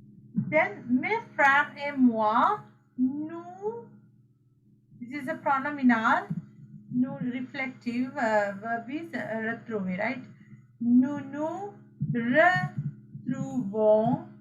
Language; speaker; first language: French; non-native, learner; Sinhala